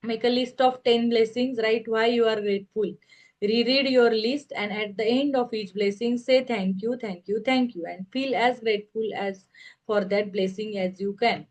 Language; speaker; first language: English; non-native, local second language; Marathi